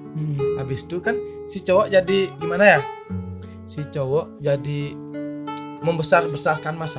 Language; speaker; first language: Indonesian; native; Indonesian